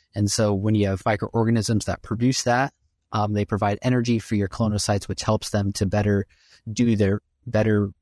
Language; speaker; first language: English; native; English